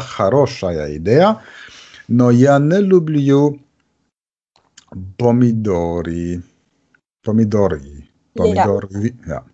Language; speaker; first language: Russian; non-native, learner; German